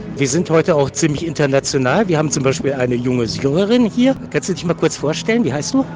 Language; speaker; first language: German; native; German